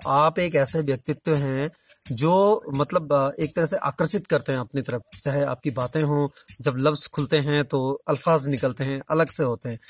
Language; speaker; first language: Hindi; native; Hindi